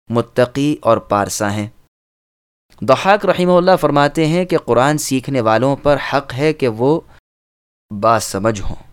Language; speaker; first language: Urdu; native; Urdu